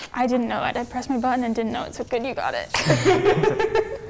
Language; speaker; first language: English; native; English